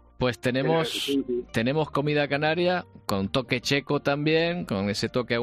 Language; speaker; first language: Spanish; native; Spanish